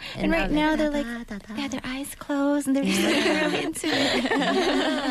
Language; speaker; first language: English; early bilingual, other home language; Korean